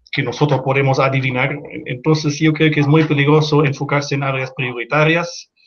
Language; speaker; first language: Spanish; non-native, fluent; German